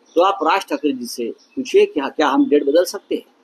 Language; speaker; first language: Hindi; non-native, local second language; Marathi